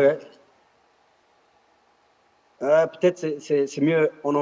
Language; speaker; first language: French; non-native, learner; English